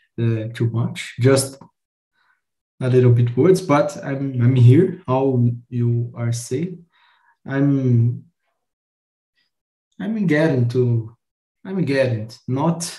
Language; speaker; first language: English; non-native, fluent; Portuguese